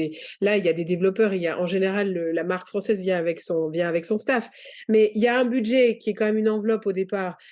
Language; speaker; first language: French; native; French